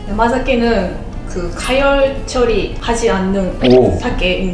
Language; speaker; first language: Korean; non-native, fluent; Japanese